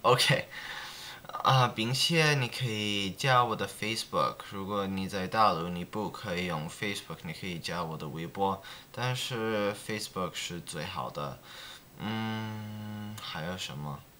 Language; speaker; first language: Chinese; non-native, learner; English